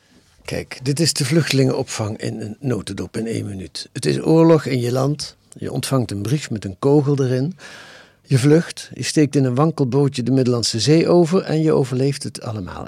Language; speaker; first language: Dutch; native; Dutch